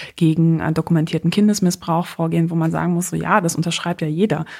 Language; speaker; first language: German; early bilingual, other home language; Polish